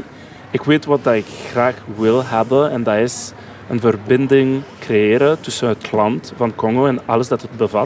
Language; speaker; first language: Dutch; non-native, local second language; French